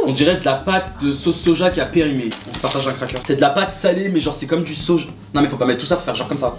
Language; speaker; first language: French; native; French